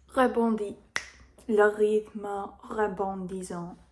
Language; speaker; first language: French; non-native, learner; English